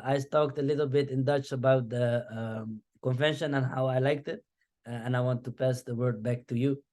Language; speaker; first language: English; non-native, fluent; Dutch